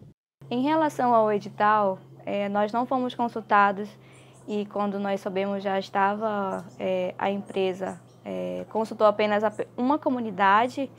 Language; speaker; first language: Portuguese; native; Portuguese